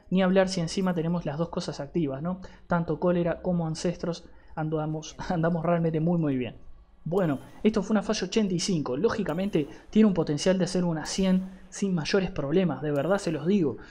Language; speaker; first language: Spanish; native; Spanish